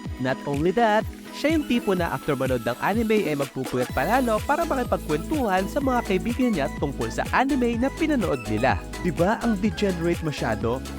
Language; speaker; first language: Filipino; native; Filipino